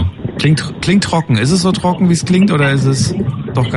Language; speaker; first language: German; native; German